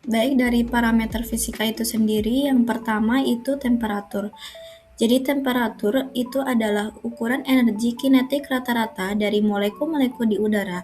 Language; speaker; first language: Indonesian; native; Indonesian